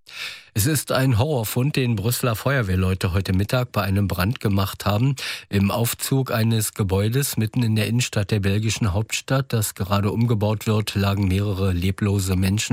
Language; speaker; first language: German; native; German